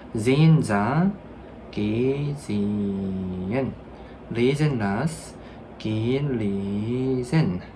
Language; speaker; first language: German; non-native, fluent; Korean